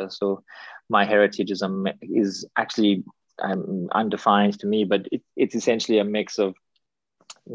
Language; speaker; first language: English; native; English